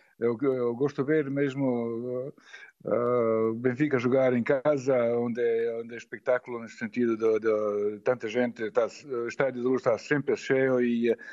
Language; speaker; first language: Portuguese; non-native, fluent; Serbian